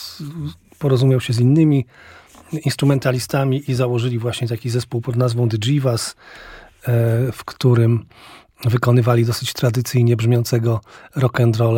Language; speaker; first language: Polish; native; Polish